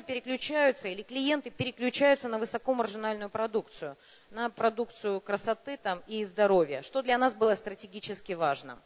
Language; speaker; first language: Russian; native; Russian